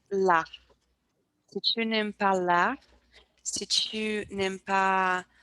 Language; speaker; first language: French; non-native, learner; Portuguese